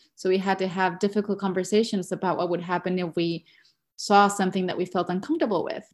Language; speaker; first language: English; non-native, fluent; Spanish